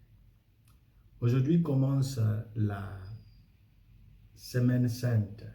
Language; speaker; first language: French; non-native, fluent; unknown